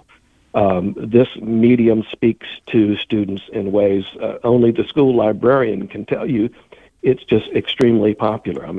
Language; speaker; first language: English; native; English